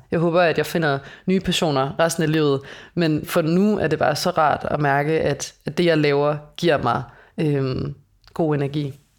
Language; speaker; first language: Danish; native; Danish